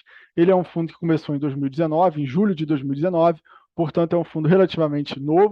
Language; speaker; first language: Portuguese; native; Portuguese